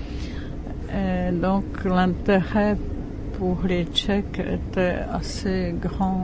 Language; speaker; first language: French; non-native, fluent; Czech